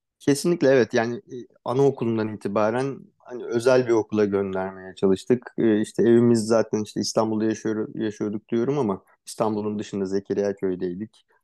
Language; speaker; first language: Turkish; native; Turkish